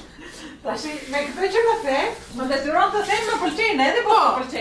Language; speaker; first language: Albanian; native; Albanian